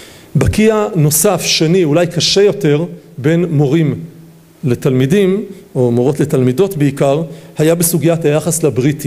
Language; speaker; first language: Hebrew; native; Hebrew